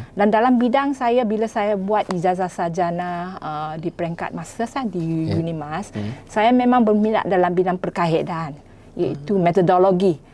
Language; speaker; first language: Malay; non-native, local second language; Min Nan Chinese